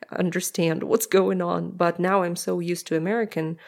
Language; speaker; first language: English; non-native, fluent; Russian